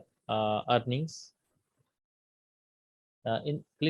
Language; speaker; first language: English; non-native, local second language; Urdu